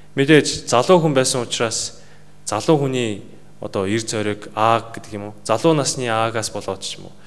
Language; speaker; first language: Mongolian; native; Mongolian